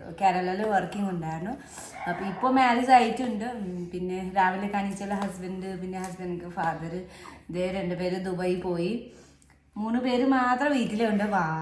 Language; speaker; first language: Malayalam; non-native, learner; Nepali